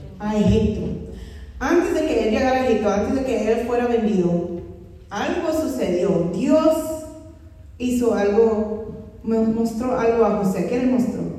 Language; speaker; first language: Spanish; non-native, fluent; English